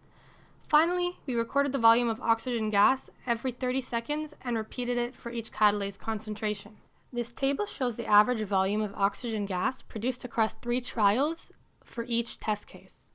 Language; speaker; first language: English; native; English